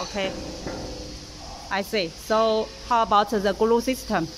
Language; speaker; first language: English; non-native, learner; Chinese